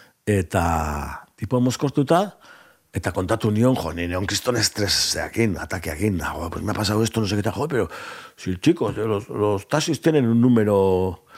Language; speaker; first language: Spanish; non-native, local second language; Basque